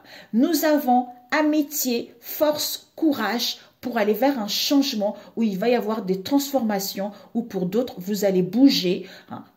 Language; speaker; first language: French; native; French